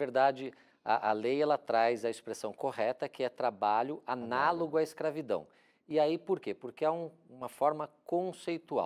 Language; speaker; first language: Portuguese; native; Portuguese